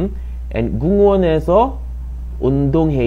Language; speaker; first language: Korean; non-native, fluent; Filipino